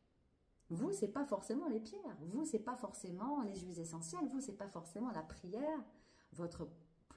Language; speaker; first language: French; native; French